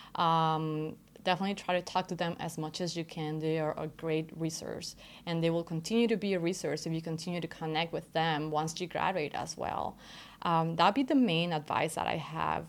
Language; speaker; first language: English; non-native, fluent; Spanish